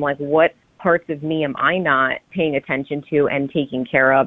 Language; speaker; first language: English; native; English